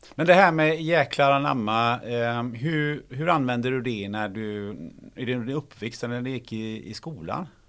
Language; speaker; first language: Swedish; native; Swedish